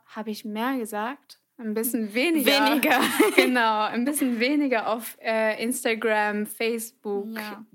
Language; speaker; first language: German; non-native, fluent; French